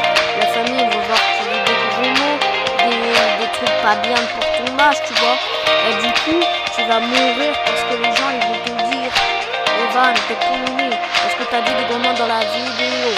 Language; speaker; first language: French; native; French